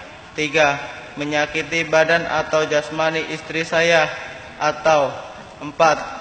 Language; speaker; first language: Indonesian; non-native, local second language; Javanese